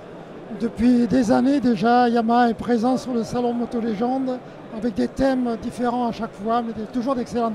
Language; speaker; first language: French; native; French